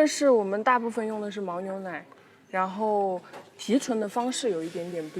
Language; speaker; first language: Chinese; non-native, local second language; Tibetan